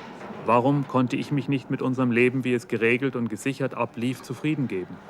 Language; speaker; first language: German; native; German